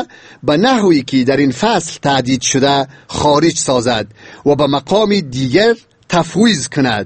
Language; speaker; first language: Persian; native; Persian